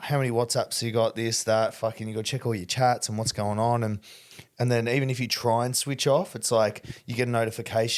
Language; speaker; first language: English; native; English